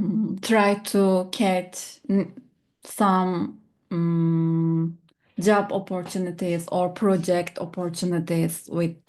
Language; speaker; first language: English; non-native, learner; Turkish